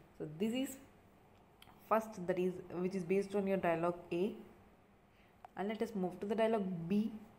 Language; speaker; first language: English; non-native, local second language; Tamil